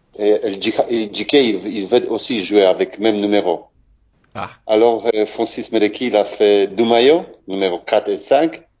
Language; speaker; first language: French; non-native, learner; Polish